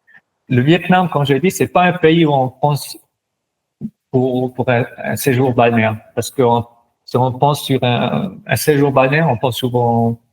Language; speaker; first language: French; non-native, local second language; German